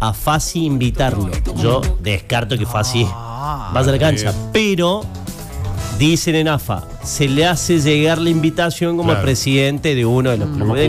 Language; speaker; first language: Spanish; native; Spanish